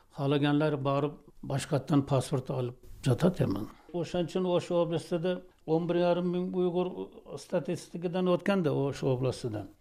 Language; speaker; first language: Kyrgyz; non-native, local second language; Uzbek